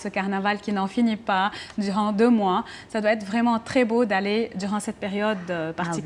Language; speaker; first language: French; non-native, local second language; Arabic